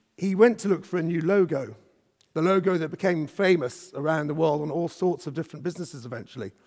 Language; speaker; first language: English; native; English